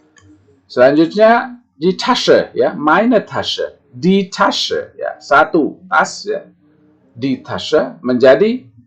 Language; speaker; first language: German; non-native, fluent; Indonesian